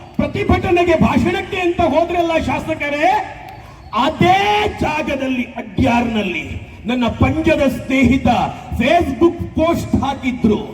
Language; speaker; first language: Kannada; native; Kannada